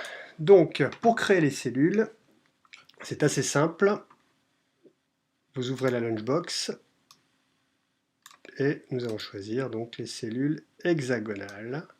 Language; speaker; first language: French; native; French